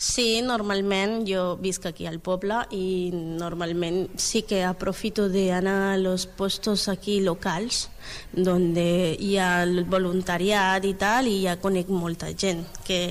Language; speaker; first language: Catalan; non-native, learner; Spanish